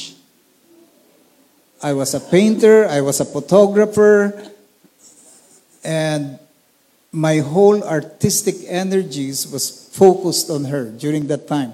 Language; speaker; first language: English; non-native, local second language; Filipino